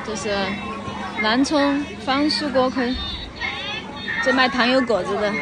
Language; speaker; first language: Chinese; native; Chinese